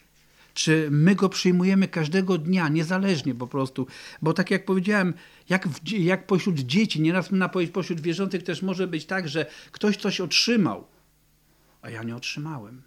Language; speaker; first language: Polish; native; Polish